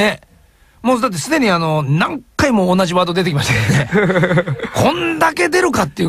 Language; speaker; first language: Japanese; native; Japanese